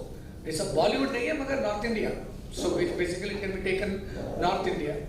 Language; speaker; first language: Hindi; non-native, local second language; Kannada